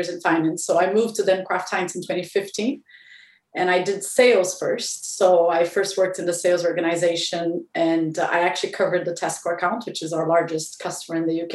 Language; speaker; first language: English; non-native, fluent; Portuguese